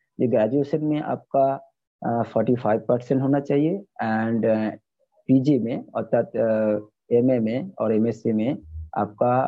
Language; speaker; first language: Hindi; non-native, local second language; Bangla